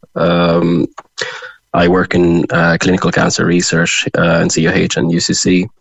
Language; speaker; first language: English; non-native, fluent; Arabic